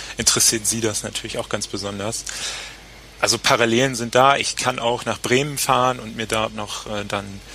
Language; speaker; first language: German; native; German